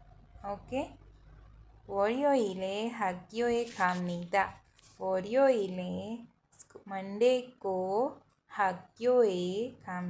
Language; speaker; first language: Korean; non-native, learner; Hindi